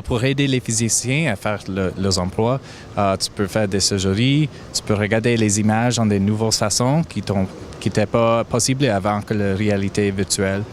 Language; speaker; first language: French; non-native, fluent; English